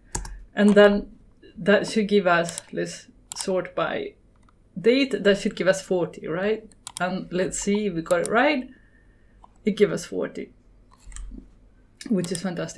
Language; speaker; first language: English; non-native, fluent; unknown